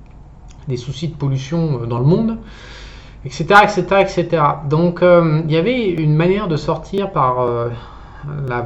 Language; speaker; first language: French; native; French